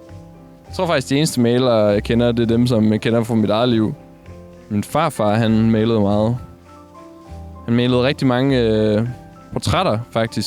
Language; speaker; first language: Danish; native; Danish